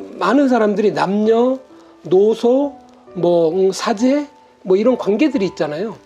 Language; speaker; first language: Korean; native; Korean